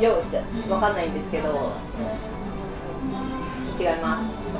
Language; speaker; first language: Japanese; non-native, learner; English